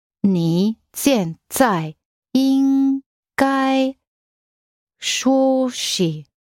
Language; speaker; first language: Chinese; non-native, learner; English